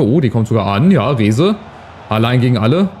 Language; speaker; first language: German; native; German